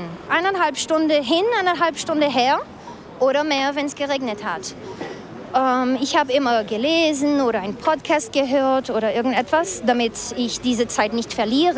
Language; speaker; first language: German; early bilingual, other home language; Portuguese